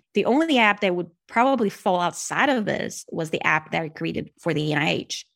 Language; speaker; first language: English; non-native, fluent; Portuguese